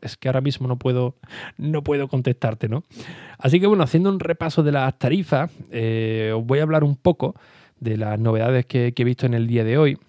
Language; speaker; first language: Spanish; native; Spanish